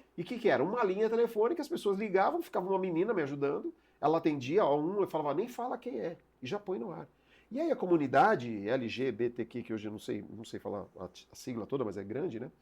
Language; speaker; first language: Portuguese; native; Portuguese